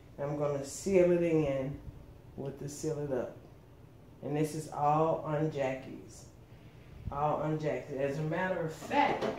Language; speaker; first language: English; native; English